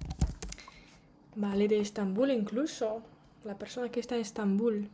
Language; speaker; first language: Spanish; non-native, fluent; Russian